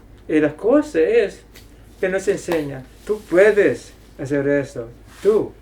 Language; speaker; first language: Spanish; non-native, fluent; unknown